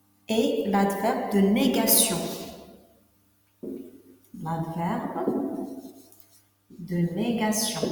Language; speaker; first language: French; non-native, local second language; Arabic